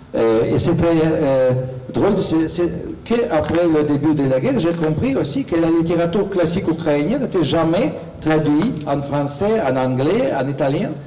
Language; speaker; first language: French; non-native, fluent; Russian